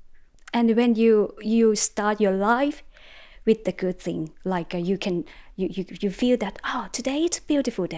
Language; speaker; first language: English; non-native, learner; Thai